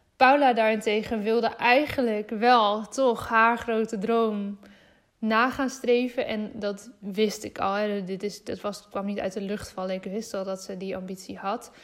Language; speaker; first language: Dutch; native; Dutch